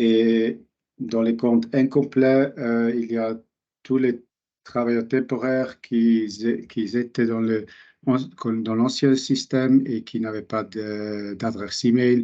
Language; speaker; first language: French; non-native, local second language; German